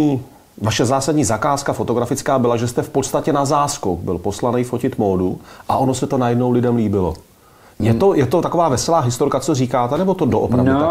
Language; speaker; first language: Czech; native; Czech